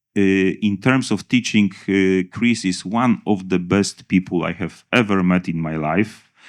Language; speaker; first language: English; non-native, fluent; Polish